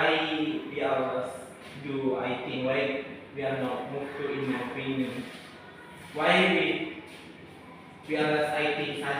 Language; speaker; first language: English; non-native, learner; Indonesian